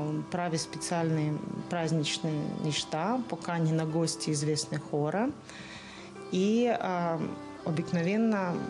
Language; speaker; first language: Bulgarian; non-native, learner; Russian